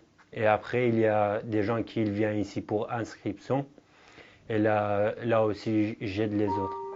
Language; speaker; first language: French; non-native, learner; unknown